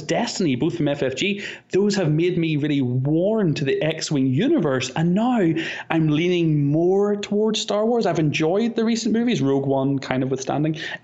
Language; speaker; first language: English; native; English